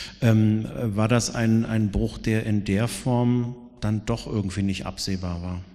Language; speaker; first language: German; native; German